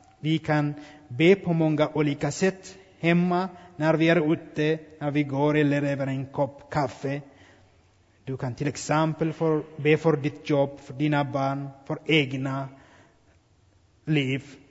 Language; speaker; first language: Swedish; non-native, fluent; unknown